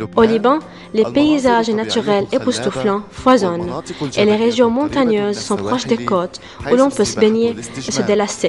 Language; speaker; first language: French; non-native, local second language; Arabic